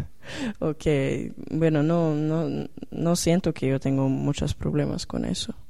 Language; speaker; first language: Spanish; non-native, learner; Swedish